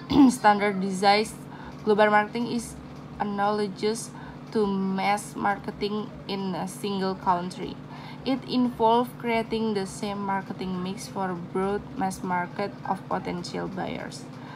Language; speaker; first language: English; non-native, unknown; Indonesian